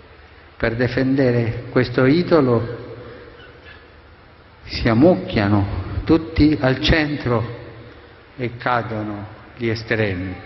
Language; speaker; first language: Italian; non-native, fluent; Spanish